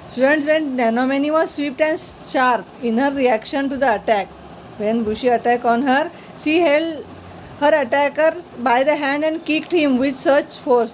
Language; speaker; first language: English; non-native, local second language; Marathi